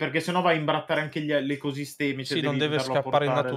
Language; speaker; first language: Italian; native; Italian